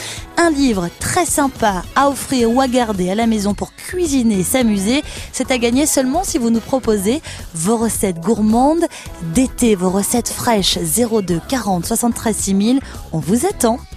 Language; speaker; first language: French; native; French